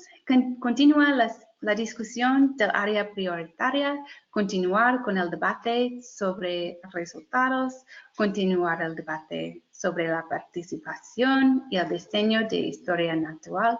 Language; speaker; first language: Spanish; non-native, fluent; English